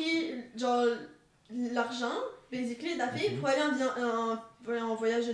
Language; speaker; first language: French; native; French